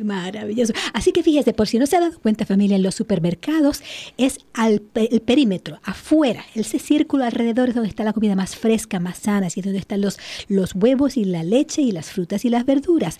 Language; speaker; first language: Spanish; native; Spanish